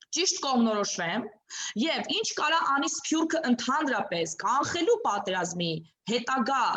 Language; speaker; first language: Armenian; native; Armenian